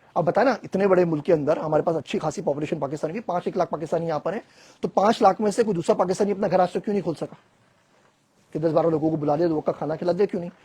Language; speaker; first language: Urdu; native; Urdu